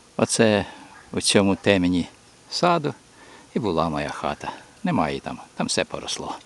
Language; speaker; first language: Ukrainian; native; Ukrainian